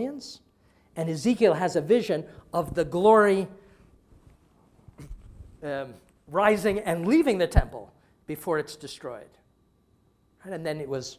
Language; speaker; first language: English; native; English